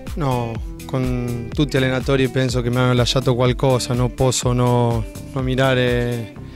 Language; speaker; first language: Italian; non-native, fluent; Spanish